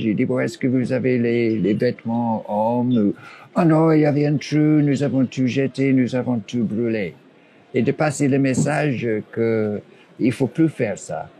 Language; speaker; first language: French; non-native, fluent; English